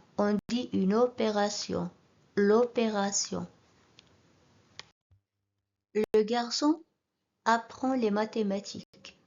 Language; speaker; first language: French; non-native, local second language; Arabic